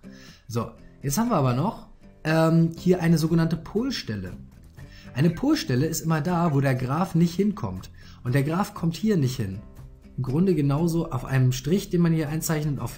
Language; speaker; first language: German; native; German